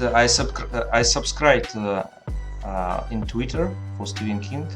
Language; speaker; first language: English; non-native, learner; Russian